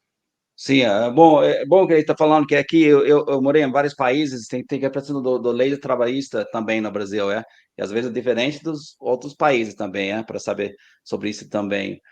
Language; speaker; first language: Portuguese; non-native, learner; English